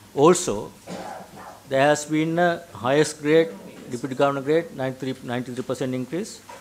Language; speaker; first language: English; non-native, local second language; Sinhala